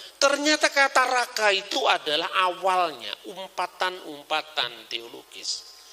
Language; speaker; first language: Indonesian; non-native, local second language; Javanese